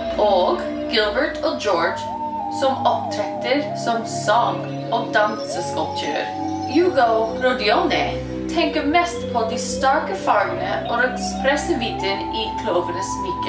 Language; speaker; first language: Norwegian; non-native, learner; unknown